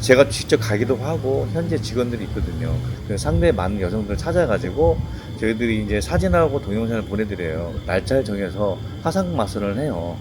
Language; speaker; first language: Korean; native; Korean